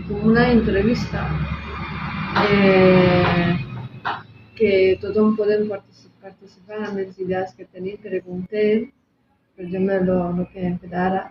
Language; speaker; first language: Catalan; non-native, local second language; Spanish